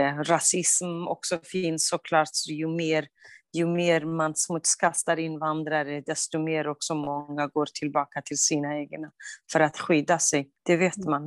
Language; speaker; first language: Swedish; non-native, fluent; Kurdish